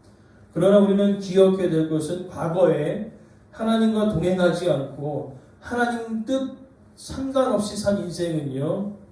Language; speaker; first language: Korean; native; Korean